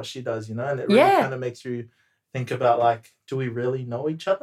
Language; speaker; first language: English; native; English